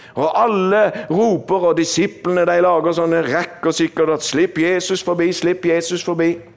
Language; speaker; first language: Norwegian; native; Norwegian